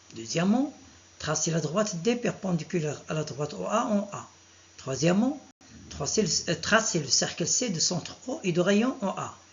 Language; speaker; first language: French; non-native, local second language; Arabic